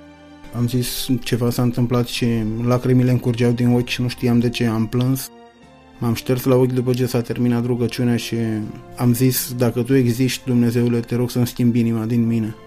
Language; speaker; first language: Romanian; native; Romanian